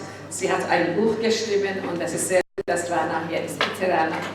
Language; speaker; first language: German; non-native, local second language; Persian